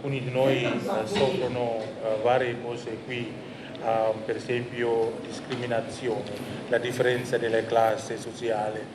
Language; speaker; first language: Italian; non-native, learner; Indonesian